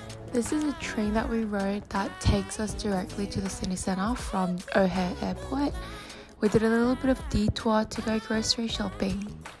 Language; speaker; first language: English; non-native, fluent; Korean